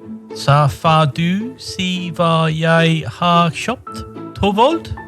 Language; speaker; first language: Norwegian; non-native, learner; English